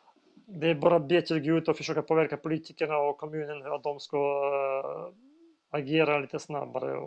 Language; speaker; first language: Swedish; non-native, fluent; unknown